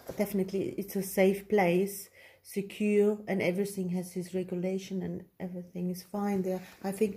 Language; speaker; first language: English; non-native, fluent; German